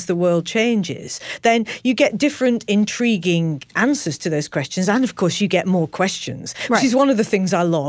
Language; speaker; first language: English; native; English